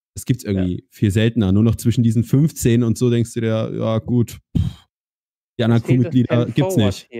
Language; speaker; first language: German; native; German